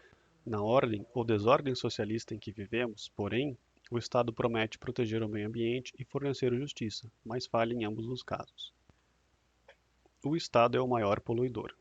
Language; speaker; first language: Portuguese; native; Portuguese